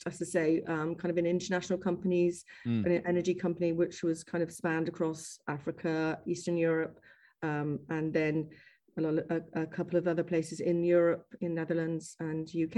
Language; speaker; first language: English; native; English